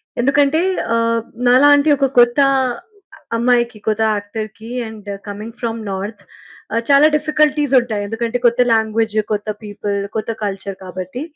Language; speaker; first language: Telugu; non-native, fluent; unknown